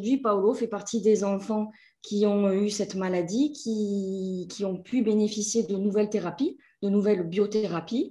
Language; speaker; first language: French; native; French